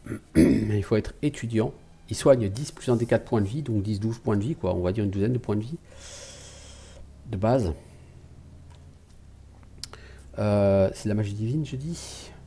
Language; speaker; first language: French; native; French